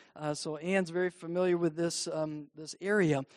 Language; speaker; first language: English; native; English